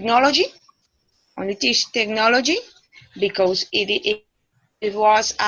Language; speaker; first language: English; non-native, learner; Spanish